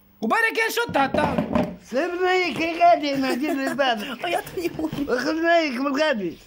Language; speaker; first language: Arabic; native; Arabic